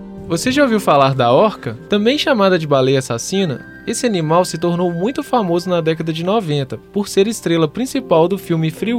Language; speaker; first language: Portuguese; native; Portuguese